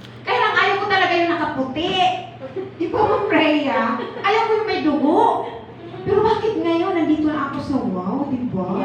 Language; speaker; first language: Filipino; non-native, local second language; Cebuano